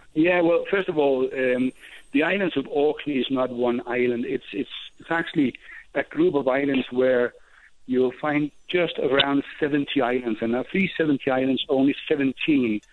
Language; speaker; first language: English; non-native, fluent; Danish